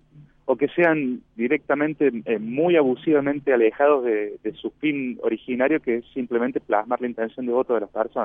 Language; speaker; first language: Spanish; native; Spanish